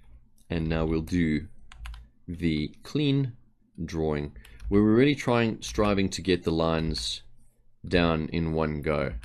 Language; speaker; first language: English; native; English